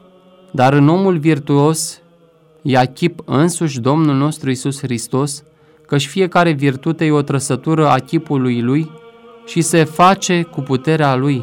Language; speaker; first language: Romanian; native; Romanian